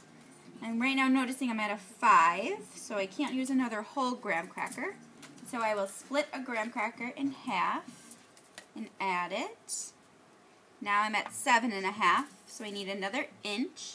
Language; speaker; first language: English; native; English